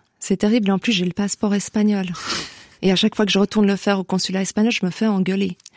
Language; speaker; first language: French; native; French